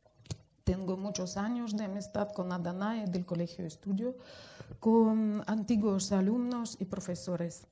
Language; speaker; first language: Spanish; non-native, fluent; Russian